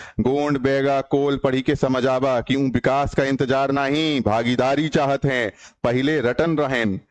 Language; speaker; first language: Hindi; native; Hindi